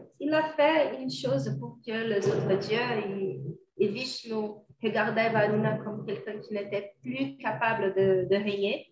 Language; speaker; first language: French; non-native, fluent; Portuguese